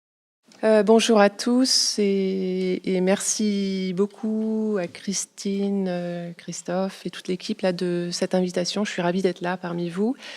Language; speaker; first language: French; native; French